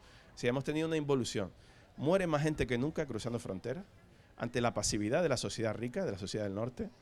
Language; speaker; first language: Spanish; native; Spanish